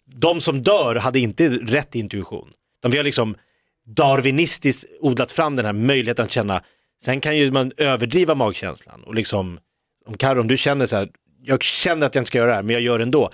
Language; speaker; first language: Swedish; native; Swedish